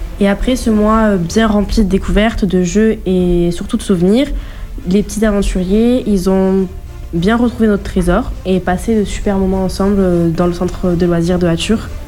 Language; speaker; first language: French; native; French